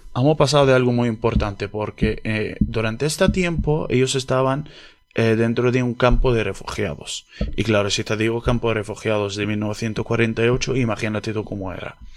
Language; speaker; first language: Spanish; non-native, fluent; Arabic